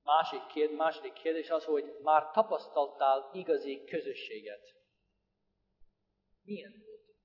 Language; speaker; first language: Hungarian; non-native, fluent; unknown